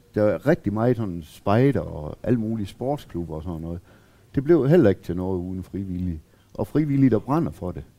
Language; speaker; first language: Danish; native; Danish